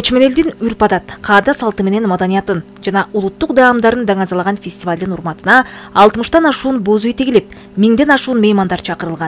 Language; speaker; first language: Kyrgyz; native; Kyrgyz